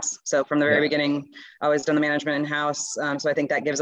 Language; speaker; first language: English; native; English